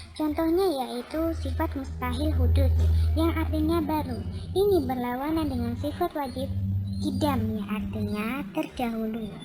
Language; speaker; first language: Indonesian; native; Indonesian